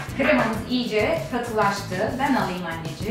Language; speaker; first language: Turkish; native; Turkish